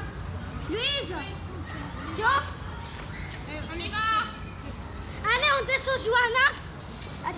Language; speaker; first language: French; non-native, learner; Arabic